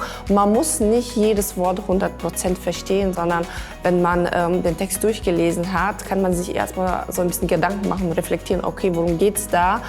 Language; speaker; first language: German; non-native, fluent; Lithuanian